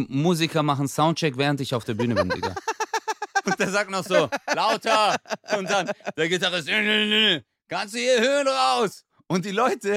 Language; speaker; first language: German; early bilingual, other home language; Turkish